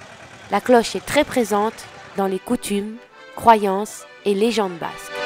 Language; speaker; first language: French; native; French